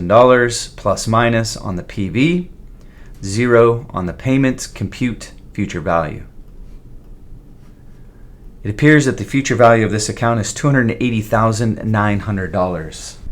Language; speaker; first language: English; native; English